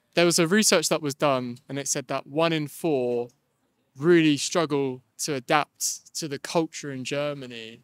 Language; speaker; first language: English; native; English